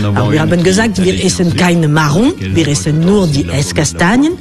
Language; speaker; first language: German; non-native, learner; French